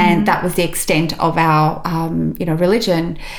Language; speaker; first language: English; early bilingual, other home language; Macedonian